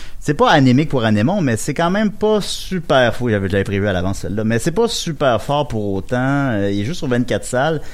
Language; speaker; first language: French; native; French